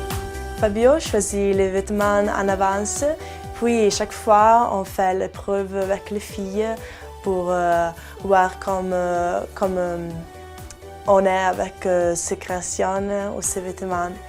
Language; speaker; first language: French; non-native, local second language; Italian